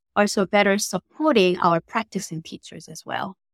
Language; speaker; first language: English; non-native, fluent; Korean